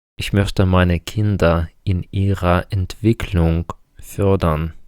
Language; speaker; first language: German; non-native, fluent; Ukrainian